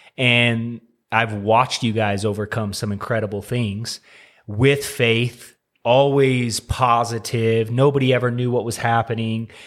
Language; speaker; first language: English; native; English